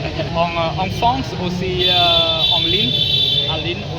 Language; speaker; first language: French; non-native, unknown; Vietnamese